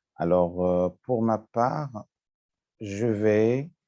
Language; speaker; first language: French; non-native, local second language; Arabic